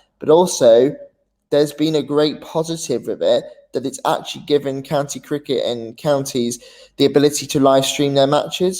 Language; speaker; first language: English; native; English